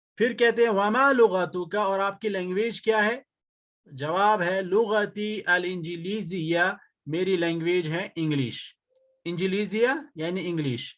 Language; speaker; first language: Urdu; native; Urdu